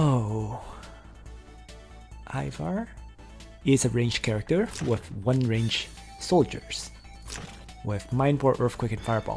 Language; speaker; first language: English; native; English